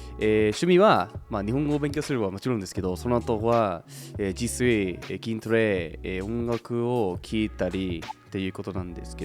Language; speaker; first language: Japanese; non-native, fluent; English